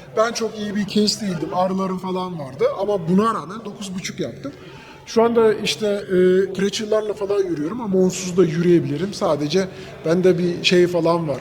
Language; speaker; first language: Turkish; native; Turkish